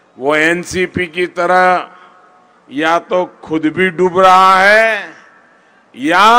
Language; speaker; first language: Hindi; non-native, local second language; Gujarati